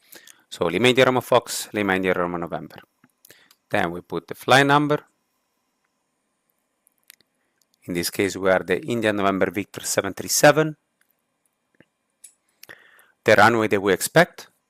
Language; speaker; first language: English; non-native, fluent; Italian